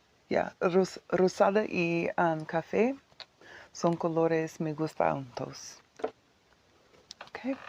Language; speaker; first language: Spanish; non-native, learner; English